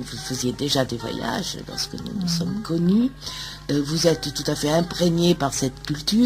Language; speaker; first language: French; native; French